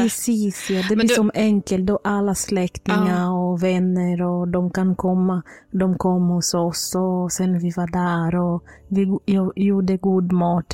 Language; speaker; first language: Swedish; non-native, fluent; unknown